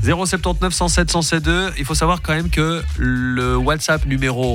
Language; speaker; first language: French; native; French